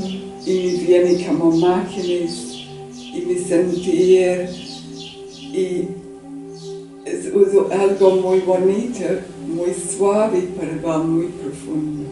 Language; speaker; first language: Spanish; non-native, learner; English